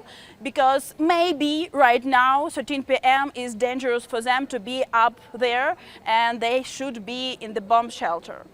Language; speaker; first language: English; non-native, fluent; Ukrainian